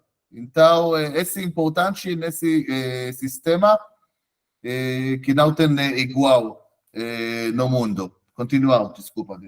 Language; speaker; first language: Portuguese; non-native, fluent; Hebrew